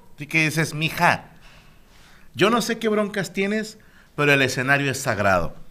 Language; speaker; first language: Spanish; native; Spanish